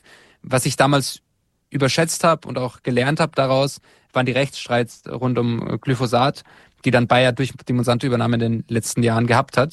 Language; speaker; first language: German; native; German